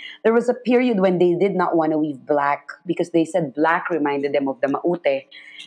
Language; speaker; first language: English; non-native, local second language; Filipino